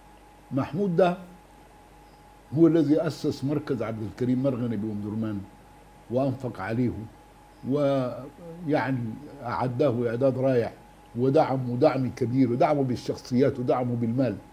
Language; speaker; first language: Arabic; native; Arabic